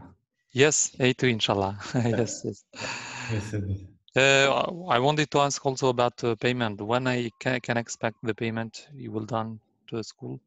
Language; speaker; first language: English; non-native, learner; Arabic